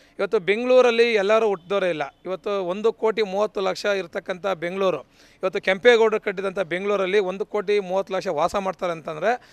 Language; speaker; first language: Kannada; native; Kannada